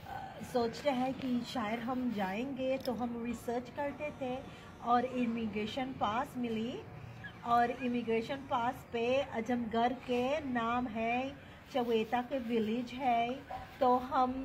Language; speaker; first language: Hindi; early bilingual, heritage; Hindi